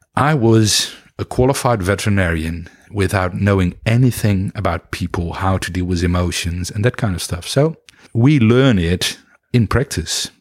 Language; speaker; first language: English; non-native, fluent; Dutch